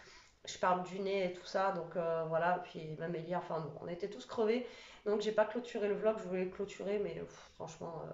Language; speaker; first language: French; native; French